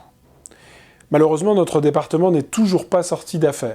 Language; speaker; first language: French; native; French